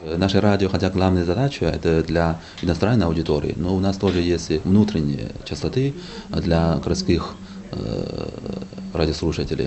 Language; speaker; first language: Russian; non-native, fluent; Chinese